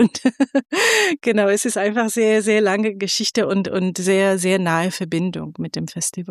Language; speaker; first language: German; non-native, fluent; Persian